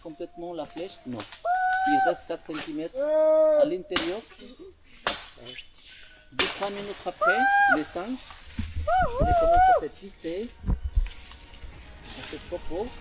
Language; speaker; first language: French; non-native, learner; Spanish